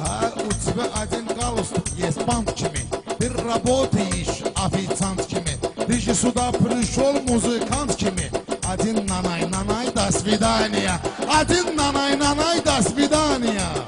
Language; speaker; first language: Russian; non-native, learner; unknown